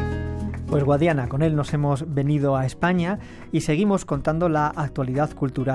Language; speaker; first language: Spanish; native; Spanish